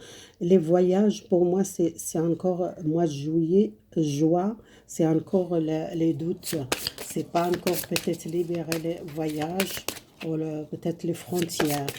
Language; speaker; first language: French; non-native, fluent; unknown